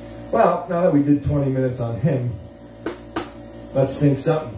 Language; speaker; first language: English; native; English